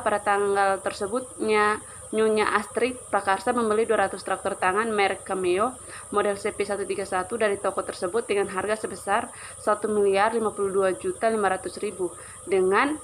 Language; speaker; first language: Indonesian; native; Indonesian